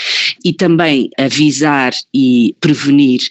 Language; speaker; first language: Portuguese; native; Portuguese